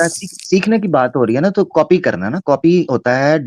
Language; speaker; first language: Hindi; native; Hindi